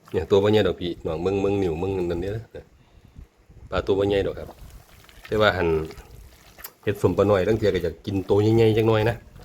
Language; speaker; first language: Thai; native; Thai